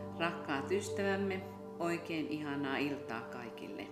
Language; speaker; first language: Finnish; native; Finnish